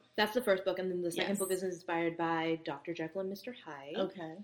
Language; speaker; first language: English; native; English